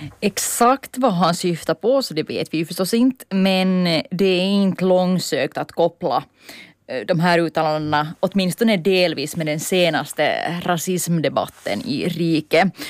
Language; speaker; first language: Swedish; native; Swedish